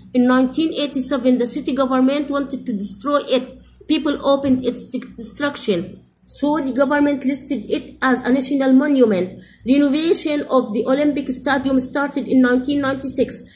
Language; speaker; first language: English; non-native, fluent; Arabic